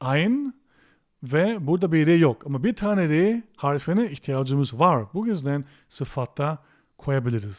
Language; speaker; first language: Turkish; non-native, fluent; German